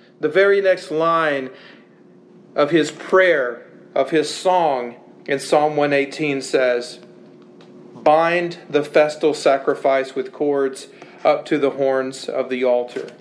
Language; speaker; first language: English; native; English